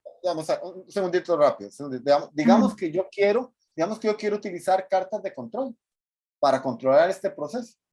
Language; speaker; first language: Spanish; native; Spanish